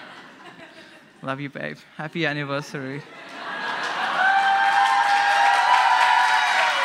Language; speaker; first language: English; non-native, local second language; Konkani